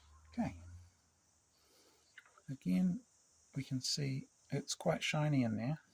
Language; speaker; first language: English; native; English